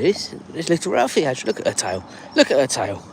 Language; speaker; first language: English; native; English